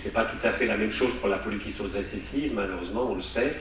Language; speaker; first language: French; native; French